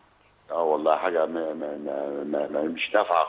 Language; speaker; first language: Arabic; native; Arabic